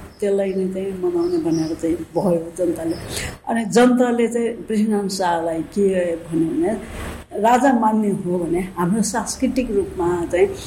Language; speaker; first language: Nepali; non-native, local second language; Newari